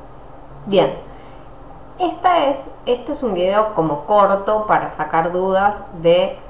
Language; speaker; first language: Spanish; native; Spanish